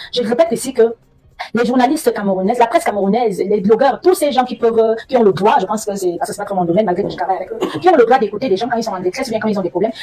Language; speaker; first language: French; native; French